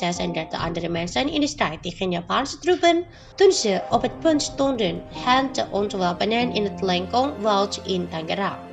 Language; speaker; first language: Dutch; non-native, local second language; Indonesian